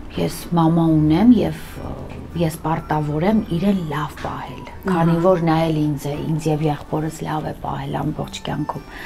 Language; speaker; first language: Armenian; native; Armenian